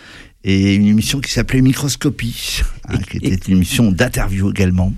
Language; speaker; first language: French; native; French